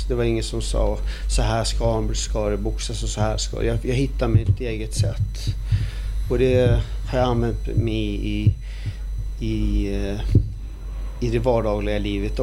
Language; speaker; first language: Swedish; early bilingual, other home language; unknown